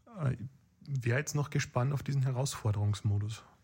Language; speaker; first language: German; native; German